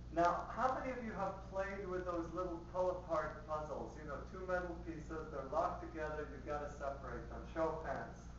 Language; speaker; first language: English; early bilingual, other home language; Spanish